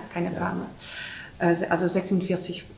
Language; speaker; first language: German; non-native, learner; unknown